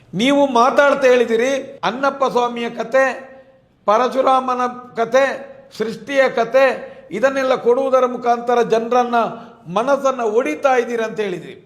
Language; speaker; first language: Kannada; non-native, local second language; Tulu